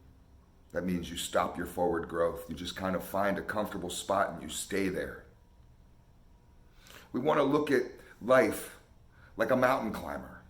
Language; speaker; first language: English; native; English